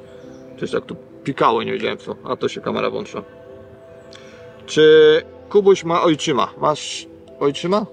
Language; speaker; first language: Polish; native; Polish